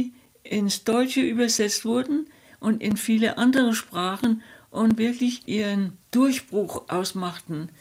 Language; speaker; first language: German; non-native, fluent; Danish